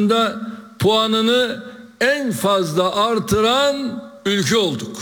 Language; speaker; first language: Turkish; native; Turkish